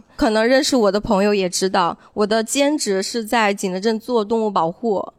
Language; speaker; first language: Chinese; native; Chinese